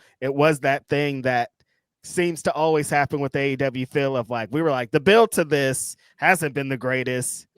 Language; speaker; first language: English; native; English